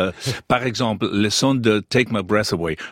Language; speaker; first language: French; non-native, fluent; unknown